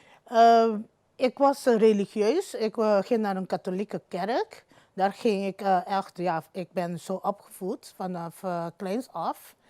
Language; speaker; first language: Dutch; non-native, local second language; Papiamento